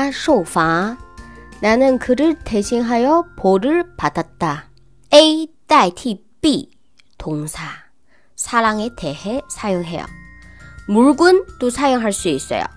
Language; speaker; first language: Korean; non-native, fluent; Chinese